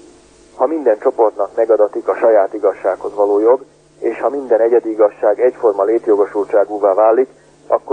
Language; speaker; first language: Hungarian; native; Hungarian